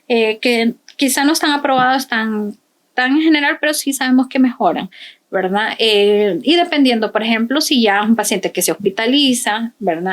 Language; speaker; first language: Spanish; native; Spanish